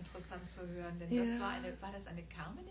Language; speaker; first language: German; native; German